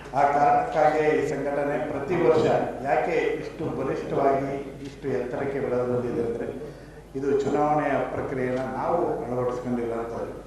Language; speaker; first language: Kannada; native; Kannada